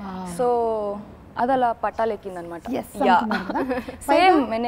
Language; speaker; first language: Telugu; native; Telugu